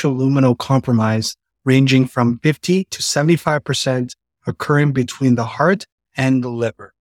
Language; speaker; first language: English; native; English